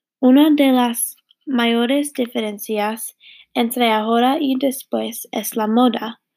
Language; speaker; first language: Spanish; non-native, learner; English